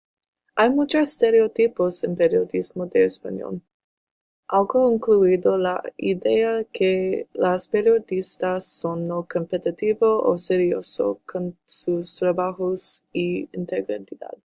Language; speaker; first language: Spanish; non-native, learner; English